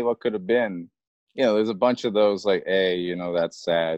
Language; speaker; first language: English; native; English